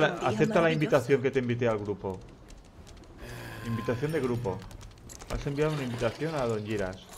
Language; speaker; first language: Spanish; native; Spanish